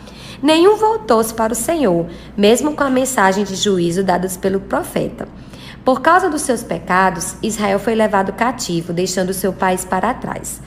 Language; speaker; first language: Portuguese; native; Portuguese